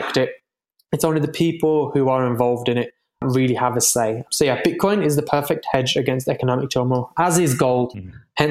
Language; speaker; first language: English; native; English